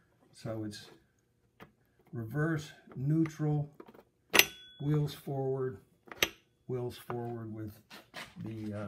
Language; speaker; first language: English; native; English